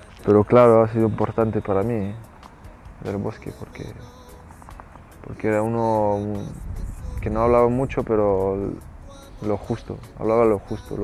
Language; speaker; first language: Spanish; non-native, fluent; French